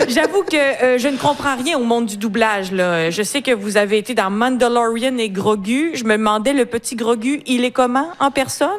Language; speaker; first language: French; native; French